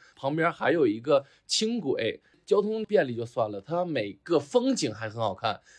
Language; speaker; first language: Chinese; native; Chinese